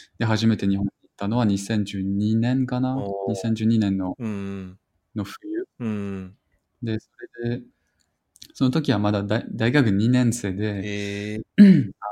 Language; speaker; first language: Japanese; non-native, fluent; French